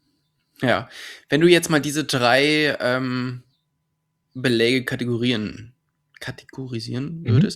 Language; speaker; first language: German; native; German